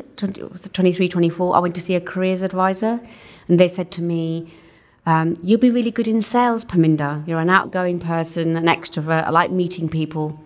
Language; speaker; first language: English; non-native, local second language; Punjabi